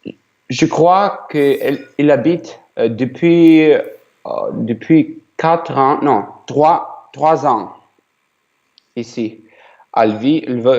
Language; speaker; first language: French; non-native, learner; Ukrainian